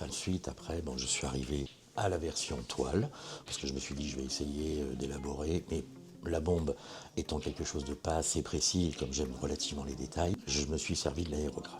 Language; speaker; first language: French; native; French